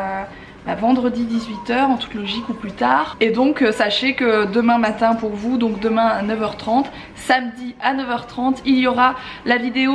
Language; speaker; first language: French; native; French